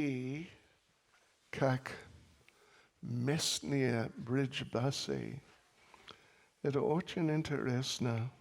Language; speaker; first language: Russian; non-native, learner; English